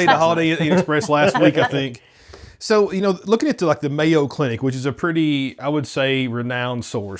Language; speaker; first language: English; native; English